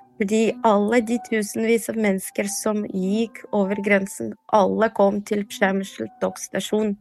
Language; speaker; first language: Norwegian; non-native, fluent; Ukrainian